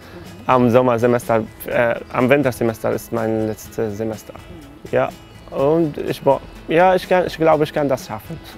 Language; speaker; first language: German; non-native, learner; Arabic